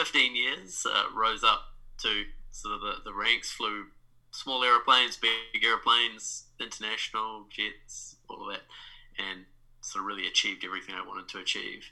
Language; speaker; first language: English; native; English